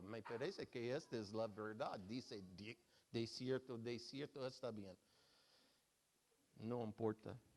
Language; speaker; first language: Spanish; non-native, fluent; English